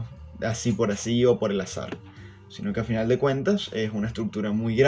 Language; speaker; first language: Spanish; native; Spanish